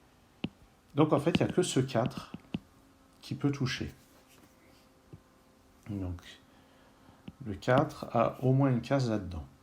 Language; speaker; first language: French; native; French